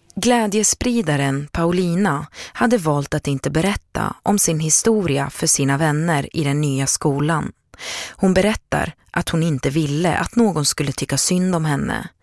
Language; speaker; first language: Swedish; native; Swedish